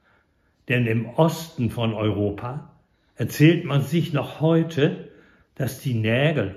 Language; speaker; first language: German; native; German